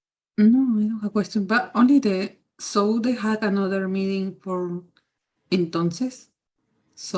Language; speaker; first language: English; non-native, learner; Spanish